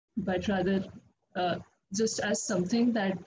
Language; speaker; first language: English; non-native, local second language; Hindi